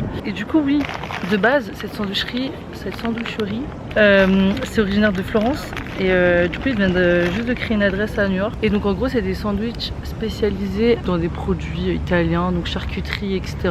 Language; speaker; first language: French; native; French